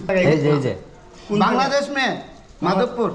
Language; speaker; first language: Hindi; non-native, learner; Bangla